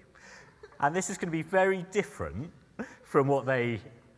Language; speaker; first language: English; native; English